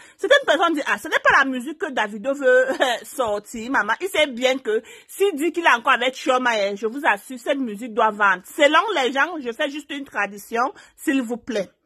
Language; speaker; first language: French; non-native, local second language; Haitian Creole